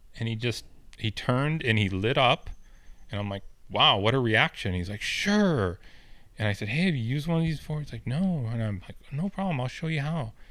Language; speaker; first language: English; native; English